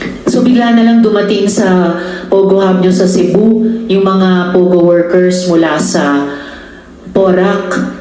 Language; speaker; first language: Filipino; native; Filipino